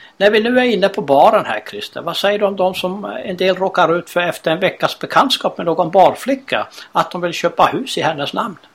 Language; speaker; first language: Swedish; native; Swedish